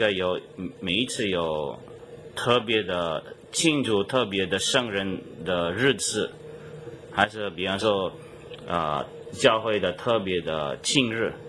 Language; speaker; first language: Chinese; non-native, fluent; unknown